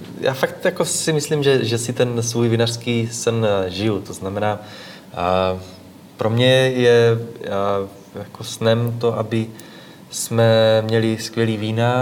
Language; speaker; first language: Czech; native; Czech